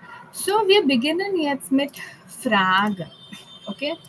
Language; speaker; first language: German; non-native, fluent; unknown